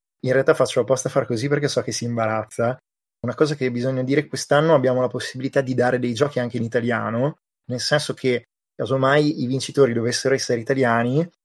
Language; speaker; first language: Italian; native; Italian